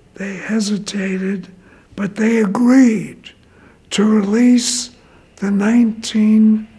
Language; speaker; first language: English; native; English